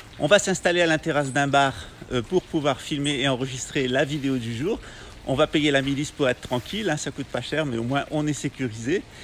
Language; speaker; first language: French; native; French